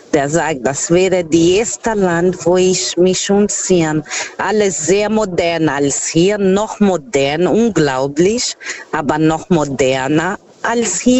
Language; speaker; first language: German; non-native, learner; Portuguese